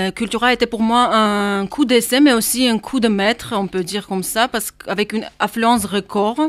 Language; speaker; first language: French; non-native, fluent; Armenian